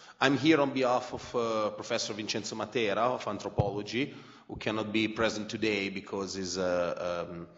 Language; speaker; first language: English; non-native, fluent; Italian